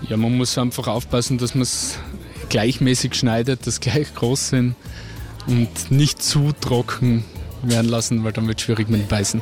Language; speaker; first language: German; native; German